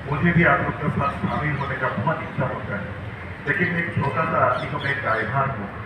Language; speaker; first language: Hindi; non-native, local second language; Assamese